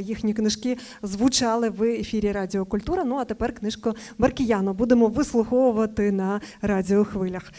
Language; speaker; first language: Ukrainian; native; Ukrainian